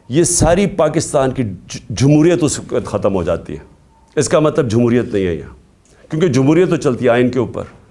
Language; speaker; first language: Urdu; native; Urdu